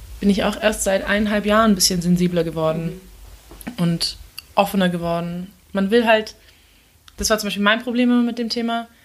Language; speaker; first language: German; early bilingual, other home language; Turkish